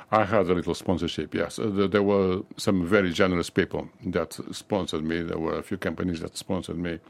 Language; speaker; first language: English; non-native, fluent; Portuguese